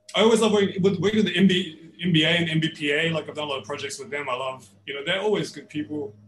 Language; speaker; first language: English; native; English